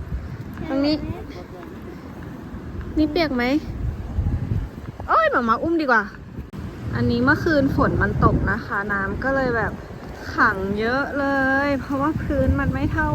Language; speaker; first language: Thai; native; Thai